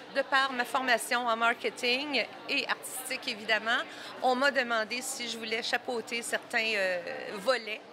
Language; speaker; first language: French; native; French